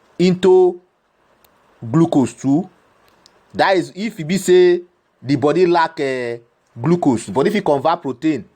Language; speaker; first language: Nigerian Pidgin; non-native, local second language; Igbo